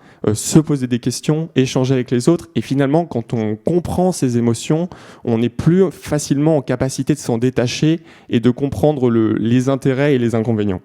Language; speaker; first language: French; native; French